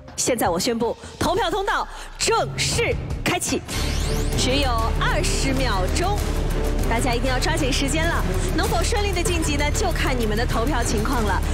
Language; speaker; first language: Chinese; native; Chinese